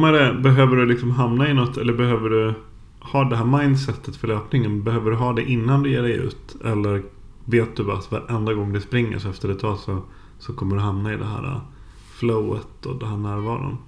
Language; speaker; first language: Swedish; native; Swedish